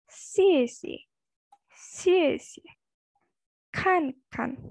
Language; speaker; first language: Chinese; non-native, fluent; Indonesian